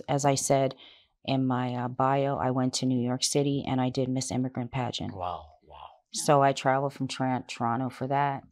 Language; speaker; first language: English; native; English